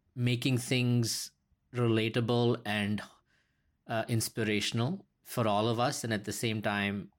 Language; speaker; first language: English; early bilingual, other home language; Hindi